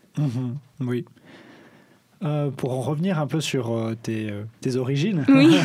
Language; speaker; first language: French; native; French